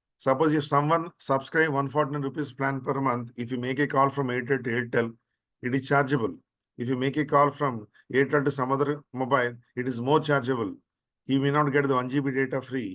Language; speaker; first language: English; non-native, local second language; Telugu